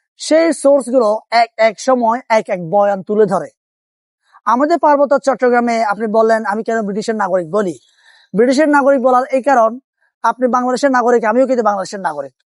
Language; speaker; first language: Bangla; non-native, local second language; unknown